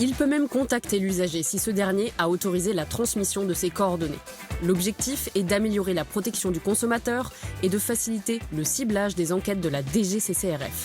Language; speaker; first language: French; native; French